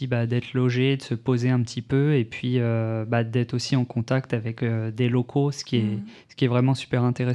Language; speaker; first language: French; native; French